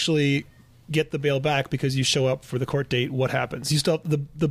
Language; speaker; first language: English; native; English